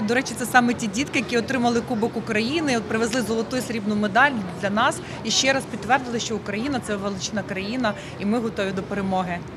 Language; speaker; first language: Ukrainian; native; Ukrainian